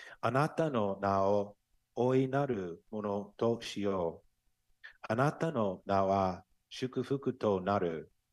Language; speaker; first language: Japanese; non-native, fluent; English